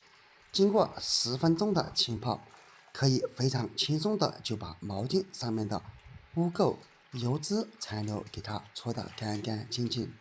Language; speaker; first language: Chinese; native; Chinese